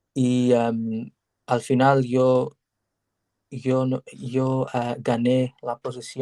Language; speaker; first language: Spanish; non-native, learner; English